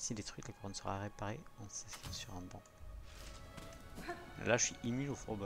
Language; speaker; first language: French; native; French